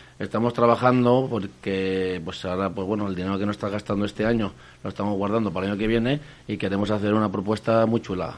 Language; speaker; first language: Spanish; native; Spanish